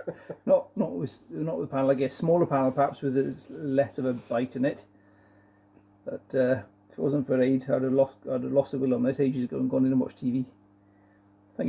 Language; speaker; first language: English; native; English